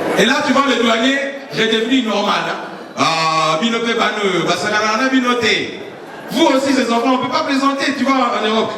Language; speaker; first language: French; non-native, local second language; Lingala